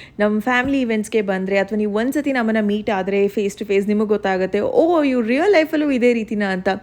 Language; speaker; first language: Kannada; non-native, local second language; Tulu